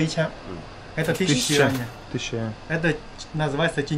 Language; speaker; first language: Russian; non-native, learner; Chinese